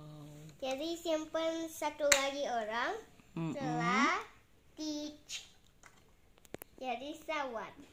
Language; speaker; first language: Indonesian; early bilingual, heritage; English